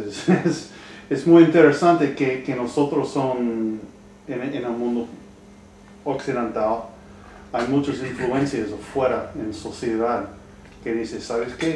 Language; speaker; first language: Spanish; non-native, learner; English